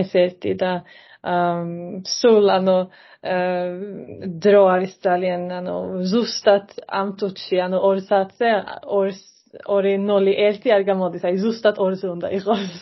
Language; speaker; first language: Georgian; non-native, fluent; Swedish